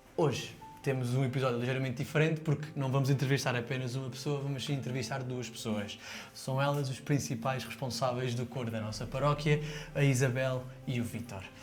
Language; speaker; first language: Portuguese; native; Portuguese